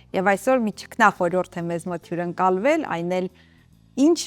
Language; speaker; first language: Armenian; native; Armenian